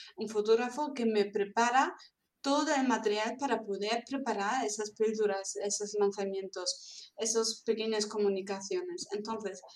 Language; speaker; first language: Spanish; non-native, fluent; German